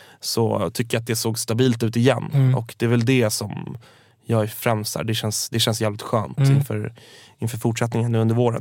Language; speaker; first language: Swedish; native; Swedish